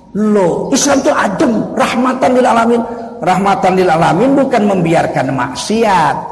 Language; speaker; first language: Indonesian; native; Indonesian